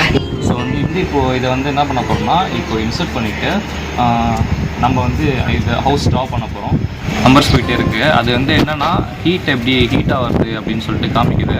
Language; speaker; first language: Tamil; native; Tamil